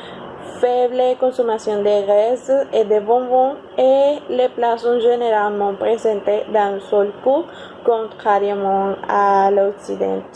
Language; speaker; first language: French; non-native, learner; Spanish